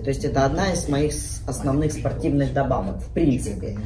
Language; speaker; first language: Russian; native; Russian